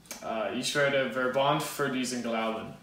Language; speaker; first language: German; non-native, learner; English